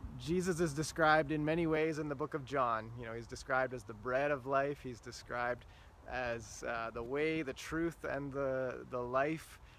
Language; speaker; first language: English; native; English